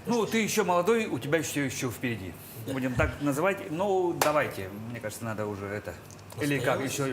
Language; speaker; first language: Russian; native; Russian